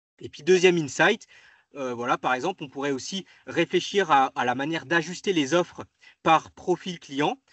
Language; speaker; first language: French; native; French